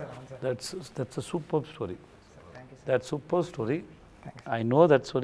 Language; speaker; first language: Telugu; non-native, learner; Tamil